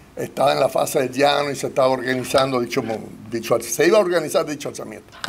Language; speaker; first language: Spanish; native; Spanish